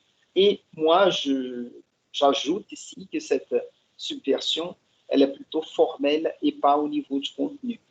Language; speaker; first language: French; non-native, fluent; Portuguese